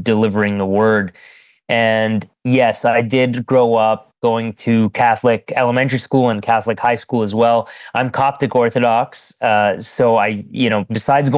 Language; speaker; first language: English; non-native, fluent; Arabic